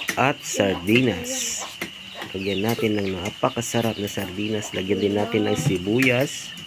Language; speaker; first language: Filipino; non-native, local second language; Iloko